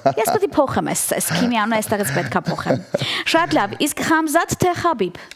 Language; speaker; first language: Armenian; native; Armenian